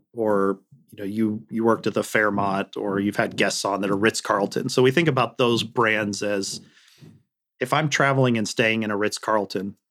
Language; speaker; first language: English; native; English